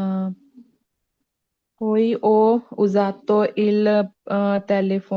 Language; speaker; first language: Italian; non-native, learner; Punjabi